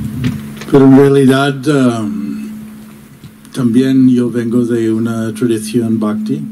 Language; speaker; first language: Spanish; non-native, fluent; English